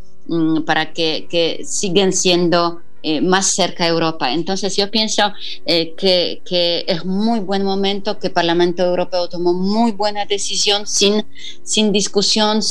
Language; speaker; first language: Spanish; non-native, fluent; Polish